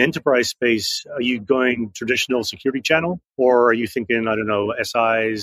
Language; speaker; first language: English; native; English